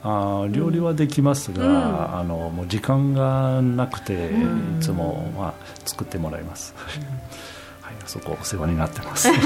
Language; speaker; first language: Japanese; non-native, fluent; French